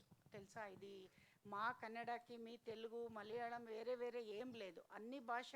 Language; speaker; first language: Telugu; non-native, learner; Kannada